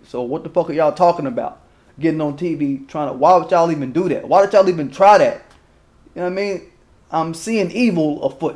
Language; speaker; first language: English; native; English